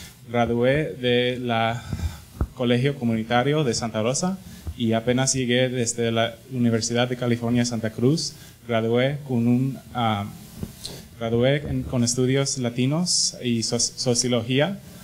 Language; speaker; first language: Spanish; early bilingual, heritage; Spanish